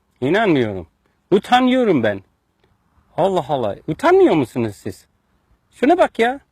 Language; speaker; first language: Turkish; non-native, learner; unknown